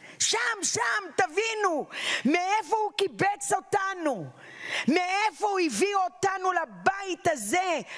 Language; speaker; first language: Hebrew; early bilingual, other home language; Arabic